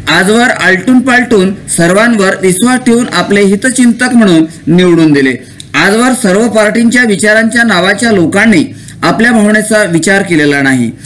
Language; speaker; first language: Marathi; non-native, local second language; Lambadi